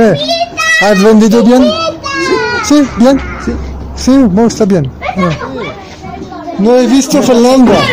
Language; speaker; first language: Spanish; non-native, learner; French